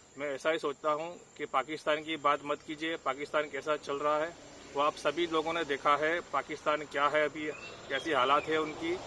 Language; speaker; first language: Hindi; non-native, local second language; Gujarati